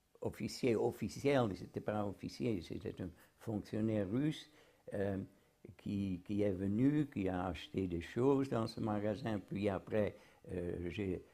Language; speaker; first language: French; non-native, fluent; Dutch